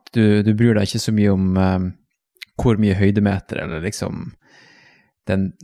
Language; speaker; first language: Norwegian; native; Norwegian